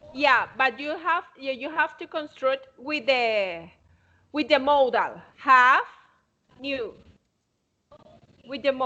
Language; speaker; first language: English; non-native, fluent; Spanish